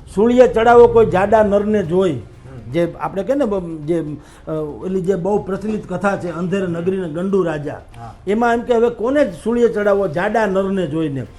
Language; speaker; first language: Gujarati; native; Gujarati